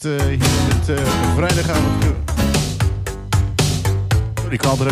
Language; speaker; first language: Dutch; native; Dutch